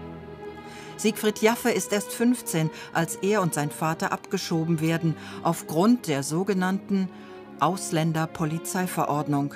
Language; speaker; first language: German; native; German